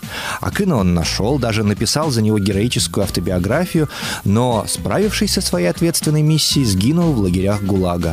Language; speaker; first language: Russian; native; Russian